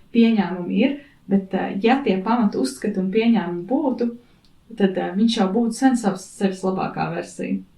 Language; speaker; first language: Latvian; native; Latvian